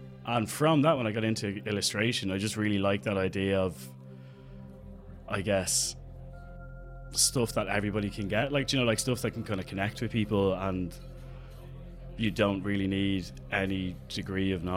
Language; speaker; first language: English; native; English